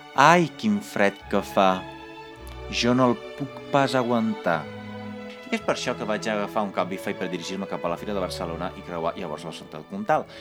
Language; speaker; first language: Catalan; native; Catalan